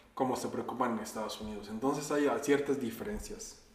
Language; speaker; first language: Spanish; native; Spanish